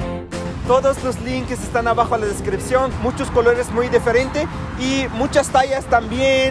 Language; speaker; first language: Spanish; non-native, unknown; Arabic